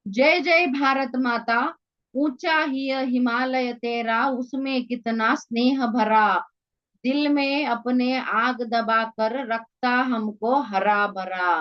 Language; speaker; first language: Hindi; non-native, local second language; Kannada